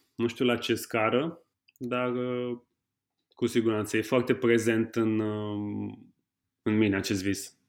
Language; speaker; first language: Romanian; native; Romanian